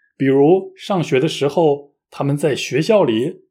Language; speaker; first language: Chinese; native; Chinese